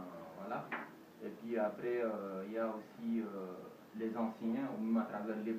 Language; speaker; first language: French; non-native, local second language; Bambara